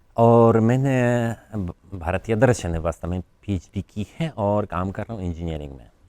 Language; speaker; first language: Hindi; non-native, fluent; Polish